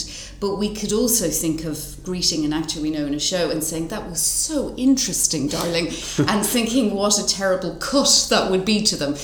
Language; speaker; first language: English; native; English